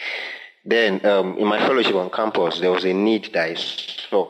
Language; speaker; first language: English; non-native, local second language; Yoruba